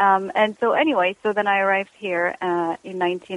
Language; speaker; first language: English; non-native, fluent; Arabic